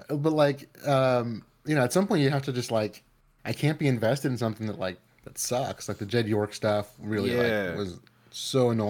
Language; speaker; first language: English; early bilingual, other home language; Spanish